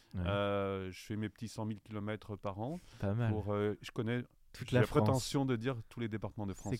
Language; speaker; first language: French; native; French